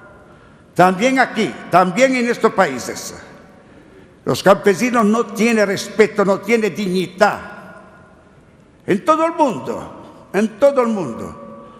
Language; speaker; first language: Spanish; non-native, learner; Italian